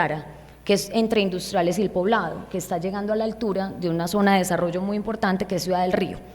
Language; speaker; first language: Spanish; native; Spanish